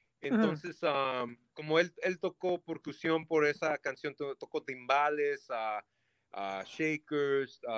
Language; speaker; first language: Spanish; early bilingual, heritage; Spanish